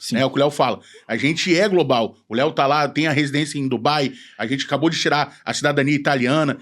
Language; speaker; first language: Portuguese; native; Portuguese